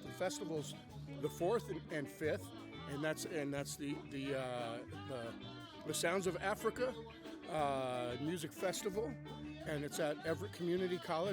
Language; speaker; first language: English; native; English